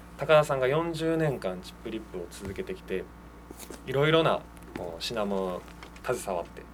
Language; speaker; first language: Japanese; native; Japanese